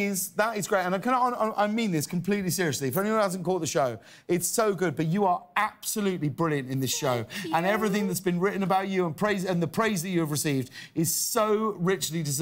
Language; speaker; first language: English; native; English